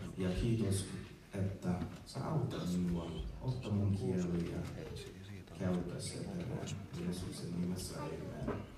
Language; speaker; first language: Finnish; non-native, learner; English